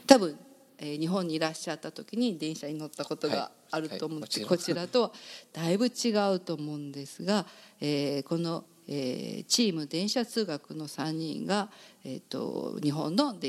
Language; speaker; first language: Japanese; native; Japanese